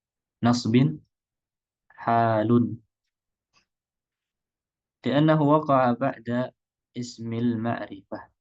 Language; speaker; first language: Arabic; non-native, fluent; Indonesian